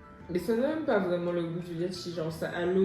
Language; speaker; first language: French; native; French